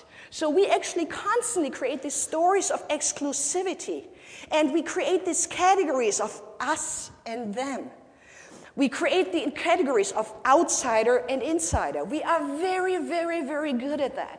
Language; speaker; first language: English; non-native, fluent; German